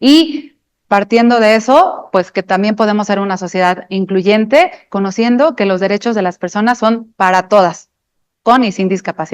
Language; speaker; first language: Spanish; native; Spanish